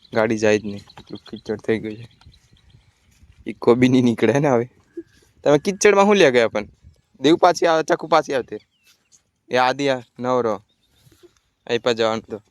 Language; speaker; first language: Gujarati; native; Gujarati